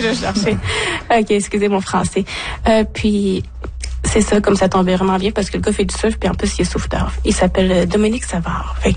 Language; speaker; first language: French; non-native, local second language; Innu-aimun